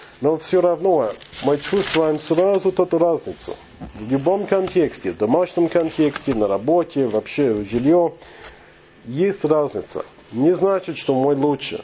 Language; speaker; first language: Russian; non-native, fluent; English